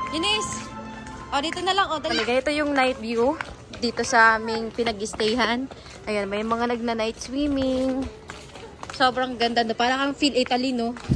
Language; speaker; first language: Filipino; non-native, local second language; Cebuano